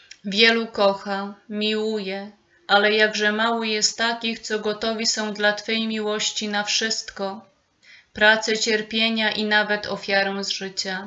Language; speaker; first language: Polish; native; Polish